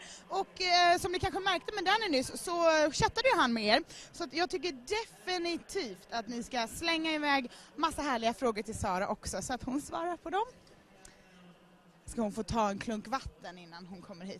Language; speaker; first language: Swedish; native; Swedish